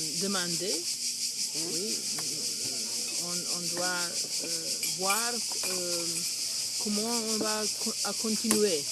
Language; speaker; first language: French; non-native, learner; Croatian